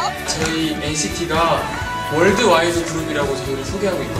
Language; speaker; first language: Korean; native; Korean